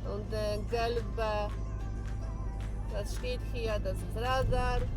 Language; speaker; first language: German; non-native, learner; Polish